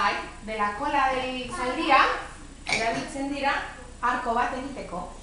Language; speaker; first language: Basque; non-native, local second language; Spanish